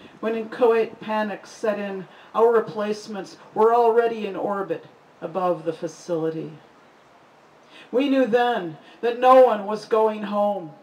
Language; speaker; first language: English; native; English